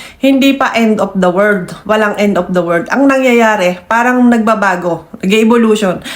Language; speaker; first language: Filipino; native; Filipino